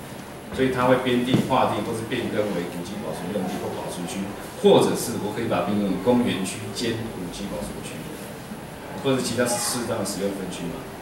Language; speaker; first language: Chinese; native; Chinese